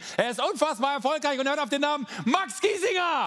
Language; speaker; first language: German; native; German